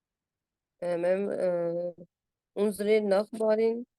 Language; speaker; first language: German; non-native, learner; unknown